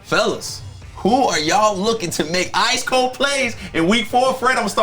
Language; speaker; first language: English; native; English